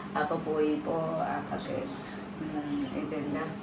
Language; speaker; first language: Malayalam; non-native, fluent; Nepali